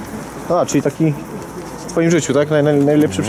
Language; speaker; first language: Polish; native; Polish